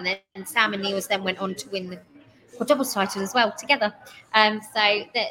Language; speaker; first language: English; native; English